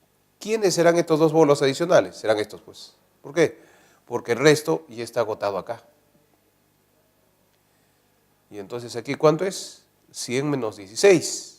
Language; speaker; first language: Spanish; native; Spanish